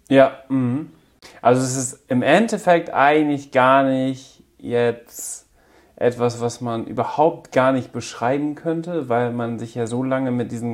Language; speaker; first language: German; native; German